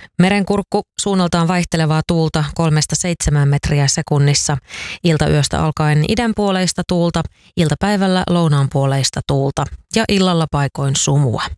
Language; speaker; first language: Finnish; native; Finnish